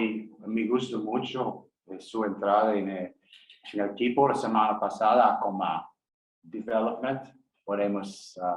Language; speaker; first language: Spanish; non-native, learner; English